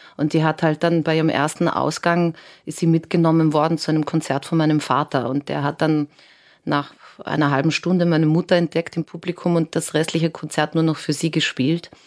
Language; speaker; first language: German; early bilingual, other home language; Serbian